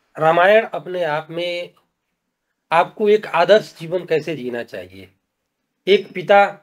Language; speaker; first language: Hindi; native; Hindi